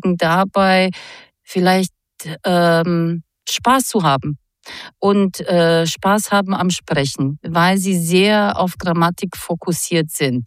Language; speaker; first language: German; non-native, fluent; Croatian